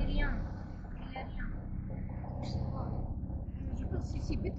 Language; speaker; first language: French; non-native, learner; Russian